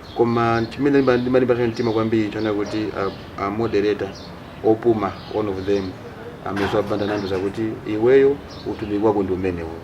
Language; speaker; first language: Nyanja; non-native, local second language; Tumbuka